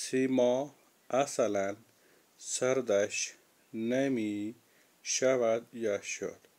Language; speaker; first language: Persian; non-native, fluent; Urdu